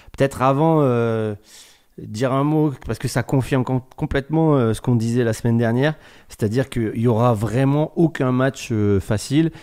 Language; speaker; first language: French; native; French